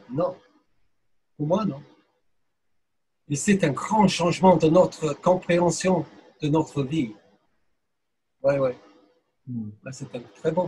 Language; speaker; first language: French; non-native, fluent; English